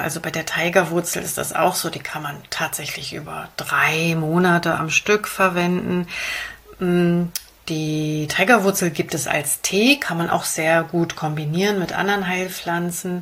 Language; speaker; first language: German; native; German